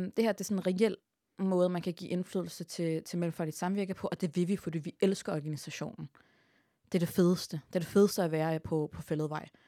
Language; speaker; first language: Danish; early bilingual, other home language; Arabic